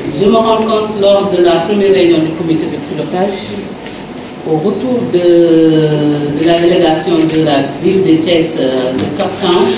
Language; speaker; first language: French; non-native, local second language; Wolof